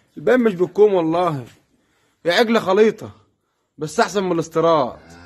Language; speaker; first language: Arabic; native; Arabic